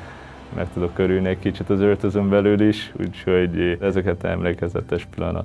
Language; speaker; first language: Hungarian; non-native, fluent; Portuguese